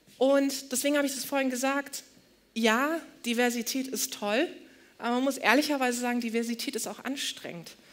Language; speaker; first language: German; early bilingual, other home language; Turkish